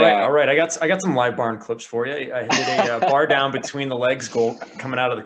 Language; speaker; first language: English; native; English